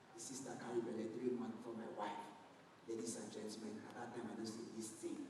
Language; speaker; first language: Nigerian Pidgin; non-native, local second language; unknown